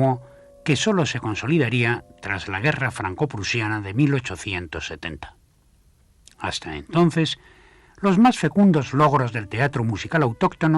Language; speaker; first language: Spanish; native; Spanish